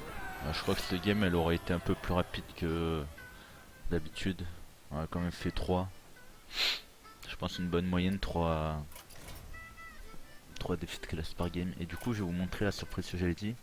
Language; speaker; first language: French; native; French